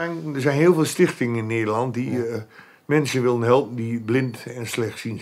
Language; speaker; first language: Dutch; native; Dutch